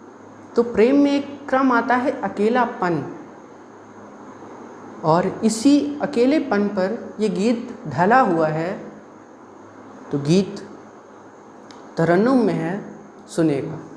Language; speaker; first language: Hindi; native; Hindi